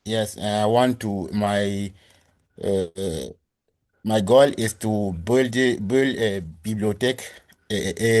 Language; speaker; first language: English; non-native, learner; French